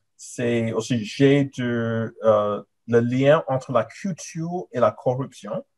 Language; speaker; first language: French; non-native, fluent; English